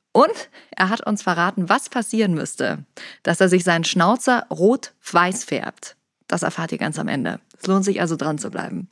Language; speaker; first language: German; native; German